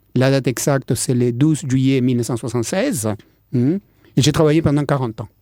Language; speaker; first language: French; non-native, fluent; Spanish